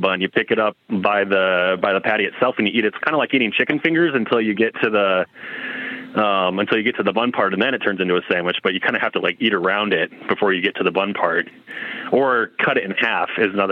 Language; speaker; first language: English; native; English